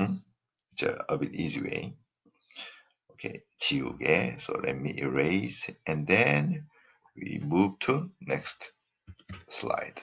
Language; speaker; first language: English; non-native, fluent; Korean